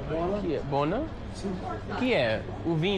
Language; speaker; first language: Italian; non-native, learner; English